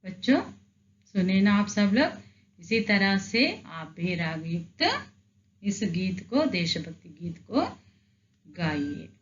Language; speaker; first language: Hindi; non-native, local second language; Telugu